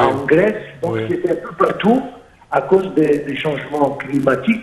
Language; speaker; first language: French; non-native, fluent; Arabic